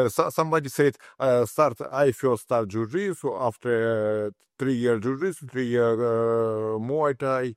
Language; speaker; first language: English; non-native, learner; Russian